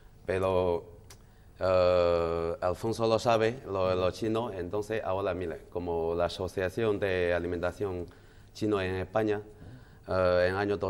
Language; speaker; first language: Spanish; non-native, learner; Chinese